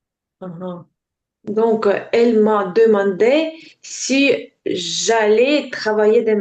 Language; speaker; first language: French; non-native, learner; Ukrainian